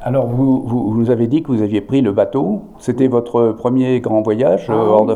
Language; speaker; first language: French; native; French